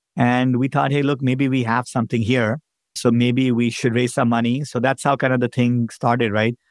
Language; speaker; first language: English; non-native, local second language; Hindi